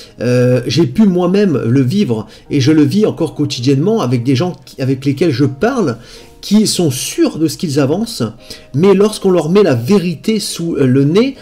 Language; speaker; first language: French; native; French